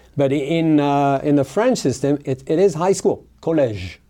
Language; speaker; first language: English; non-native, fluent; French